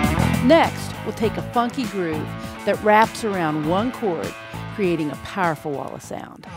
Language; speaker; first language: English; native; English